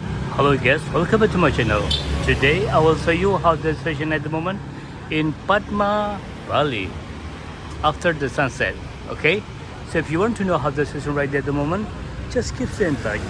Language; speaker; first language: English; non-native, local second language; Indonesian